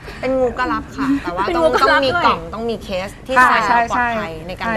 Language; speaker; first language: Thai; native; Thai